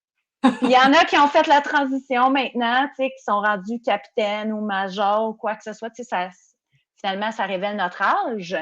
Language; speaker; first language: French; native; French